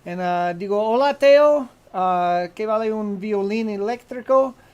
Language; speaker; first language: Spanish; non-native, learner; English